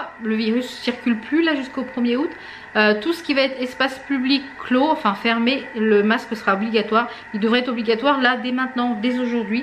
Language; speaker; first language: French; native; French